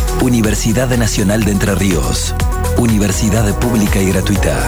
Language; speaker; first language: Spanish; native; Spanish